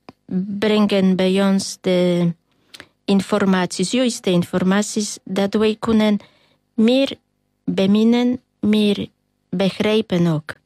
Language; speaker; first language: Dutch; non-native, learner; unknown